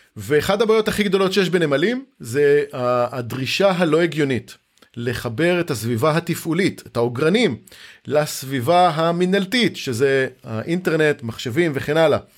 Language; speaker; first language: Hebrew; native; Hebrew